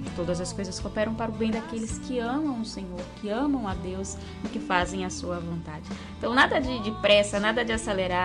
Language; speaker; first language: Portuguese; native; Portuguese